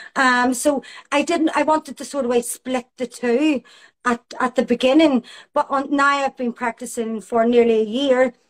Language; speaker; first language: English; native; English